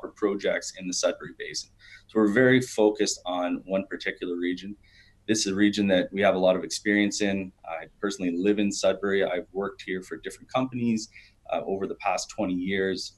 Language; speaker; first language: English; native; English